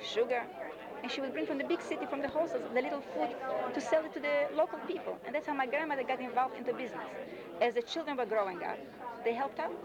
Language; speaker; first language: English; non-native, fluent; Yiddish